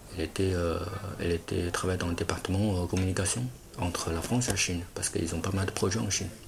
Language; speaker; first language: French; non-native, fluent; Chinese